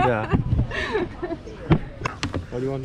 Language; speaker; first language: English; non-native, learner; Korean